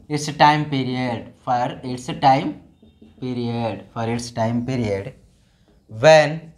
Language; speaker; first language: English; non-native, local second language; Telugu